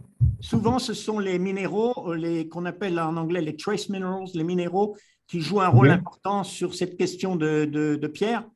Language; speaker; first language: French; native; French